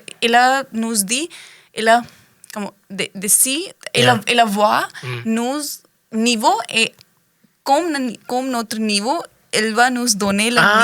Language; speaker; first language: French; non-native, learner; Hindi